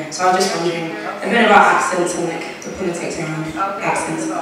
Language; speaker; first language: English; native; English